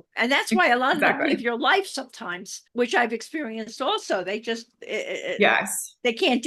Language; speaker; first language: English; native; English